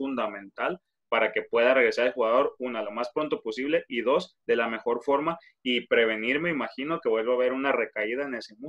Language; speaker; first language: Spanish; native; Spanish